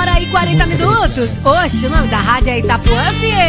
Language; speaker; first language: Portuguese; native; Portuguese